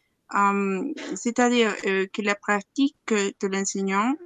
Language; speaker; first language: French; non-native, learner; Spanish